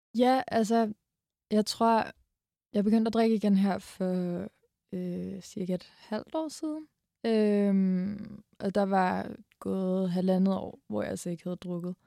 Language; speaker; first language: Danish; native; Danish